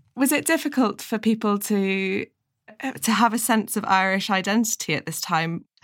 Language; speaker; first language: English; native; English